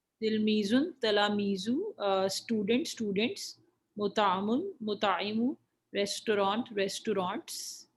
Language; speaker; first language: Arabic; non-native, learner; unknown